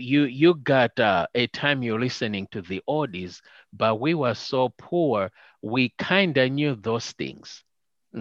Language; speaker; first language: English; non-native, local second language; Nyanja